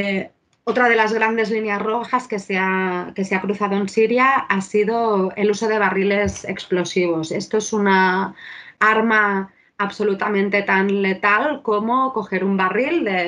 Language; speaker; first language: Spanish; native; Spanish